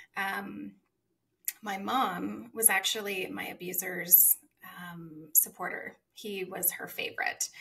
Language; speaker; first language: English; native; English